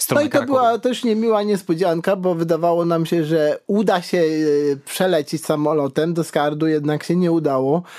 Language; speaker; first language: Polish; native; Polish